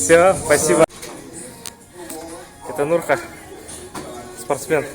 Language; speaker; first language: Russian; native; Russian